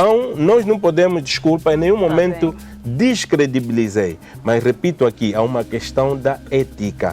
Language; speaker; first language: Portuguese; native; Portuguese